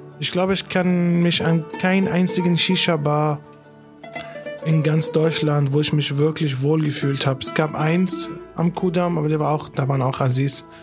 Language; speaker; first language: German; non-native, fluent; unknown